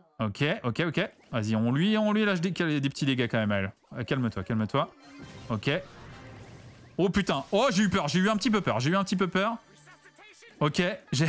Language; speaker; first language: French; native; French